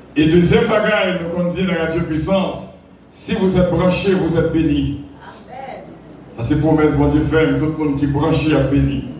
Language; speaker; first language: French; non-native, local second language; Haitian Creole